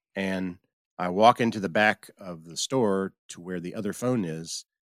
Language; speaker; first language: English; native; English